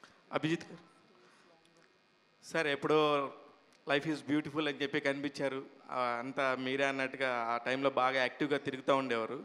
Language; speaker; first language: Telugu; native; Telugu